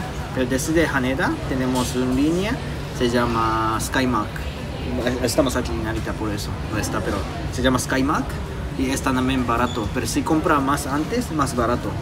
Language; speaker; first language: Spanish; non-native, learner; Japanese